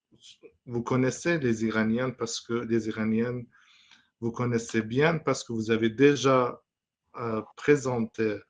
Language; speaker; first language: French; non-native, fluent; Persian